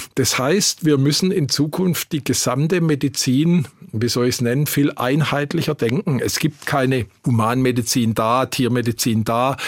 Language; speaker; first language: German; native; German